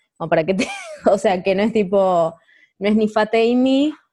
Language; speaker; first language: Spanish; native; Spanish